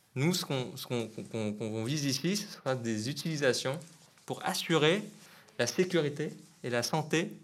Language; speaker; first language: French; non-native, fluent; Vietnamese